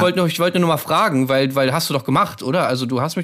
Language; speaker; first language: German; native; German